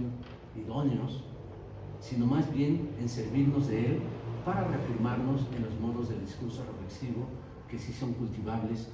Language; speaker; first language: Spanish; native; Spanish